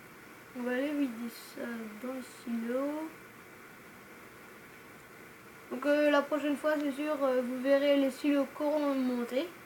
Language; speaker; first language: French; native; French